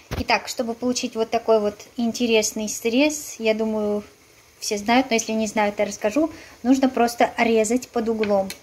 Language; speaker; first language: Russian; native; Russian